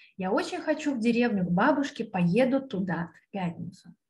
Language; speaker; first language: Russian; native; Russian